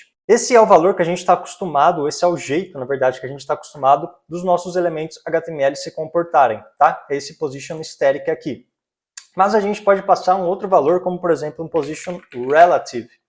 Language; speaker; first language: Portuguese; native; Portuguese